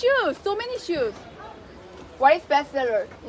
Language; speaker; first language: English; non-native, learner; Korean